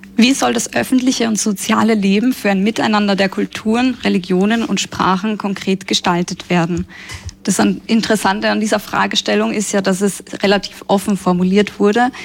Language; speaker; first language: German; native; German